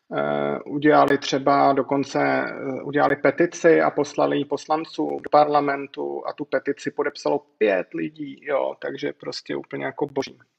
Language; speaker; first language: Czech; native; Czech